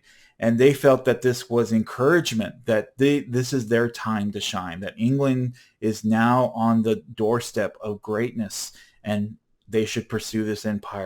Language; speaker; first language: English; native; English